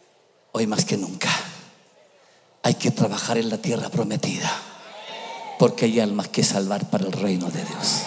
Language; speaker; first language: Spanish; native; Spanish